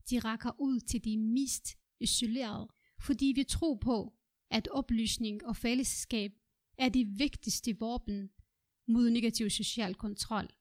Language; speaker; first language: Danish; non-native, fluent; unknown